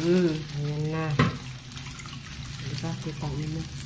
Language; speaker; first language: Filipino; native; Filipino